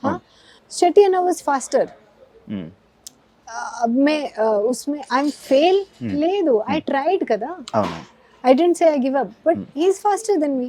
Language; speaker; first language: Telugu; non-native, learner; Hindi